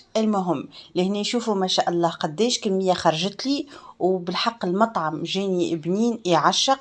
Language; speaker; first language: Arabic; native; Arabic